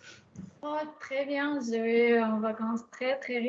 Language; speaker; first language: French; non-native, fluent; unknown